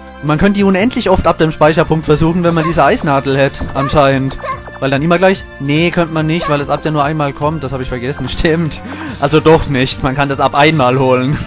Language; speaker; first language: German; native; German